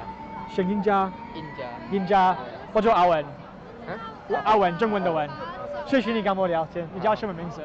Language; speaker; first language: Chinese; non-native, learner; English